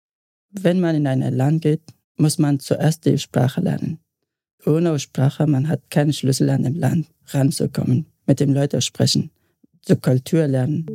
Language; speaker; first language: German; non-native, learner; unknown